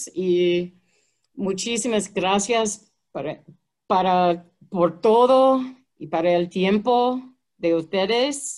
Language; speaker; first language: Spanish; non-native, fluent; English